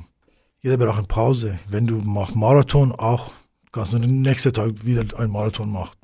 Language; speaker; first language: German; non-native, learner; Persian